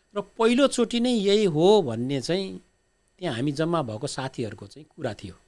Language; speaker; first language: Nepali; native; Nepali